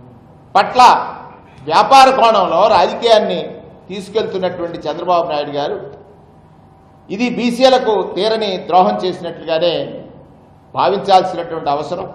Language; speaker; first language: Telugu; native; Telugu